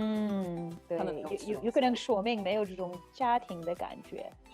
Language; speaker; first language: Chinese; non-native, fluent; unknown